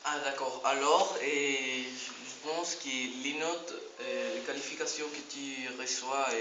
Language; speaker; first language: French; non-native, learner; Spanish